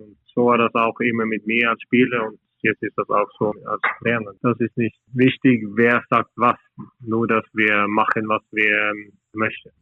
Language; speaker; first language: German; non-native, fluent; Norwegian